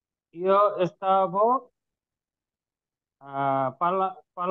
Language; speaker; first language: Italian; non-native, learner; Bangla